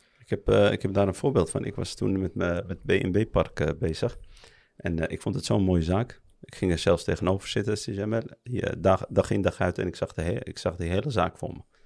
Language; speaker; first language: Dutch; early bilingual, other home language; Arabic